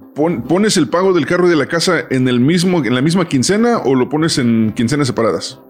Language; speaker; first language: Spanish; early bilingual, heritage; Spanish